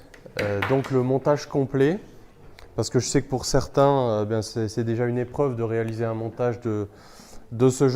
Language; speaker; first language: French; native; French